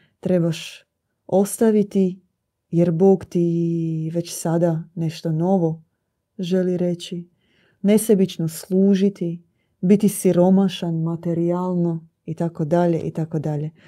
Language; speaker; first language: Croatian; native; Croatian